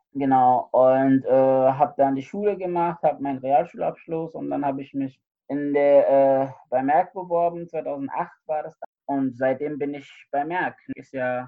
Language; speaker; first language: German; non-native, fluent; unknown